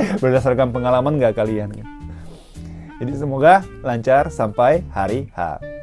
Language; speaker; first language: Indonesian; non-native, fluent; Japanese